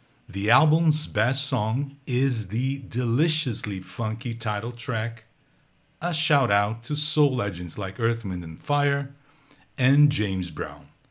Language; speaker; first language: English; non-native, fluent; Portuguese